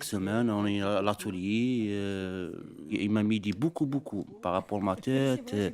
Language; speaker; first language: French; non-native, learner; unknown